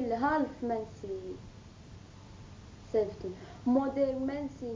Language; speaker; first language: Dutch; non-native, learner; Arabic